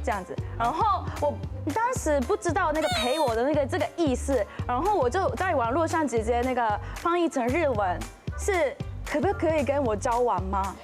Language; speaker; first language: Chinese; non-native, fluent; Japanese